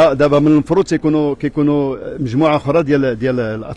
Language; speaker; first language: Arabic; native; Arabic